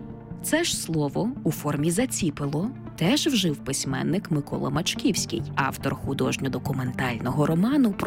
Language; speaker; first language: Ukrainian; native; Ukrainian